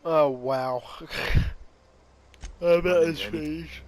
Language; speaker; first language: English; native; English